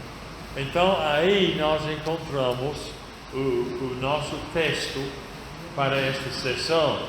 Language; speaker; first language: Portuguese; non-native, fluent; English